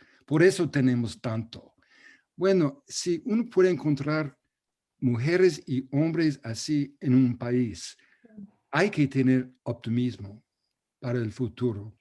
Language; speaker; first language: Spanish; non-native, fluent; English